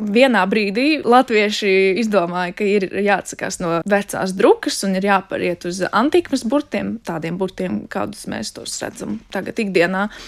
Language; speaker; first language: Latvian; non-native, local second language; Russian